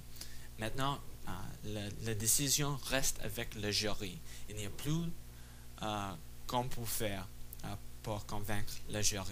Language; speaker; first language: French; non-native, fluent; English